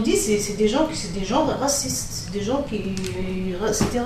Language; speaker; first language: French; non-native, learner; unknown